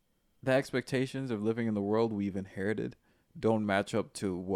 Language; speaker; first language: English; native; English